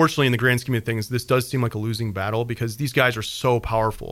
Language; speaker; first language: English; native; English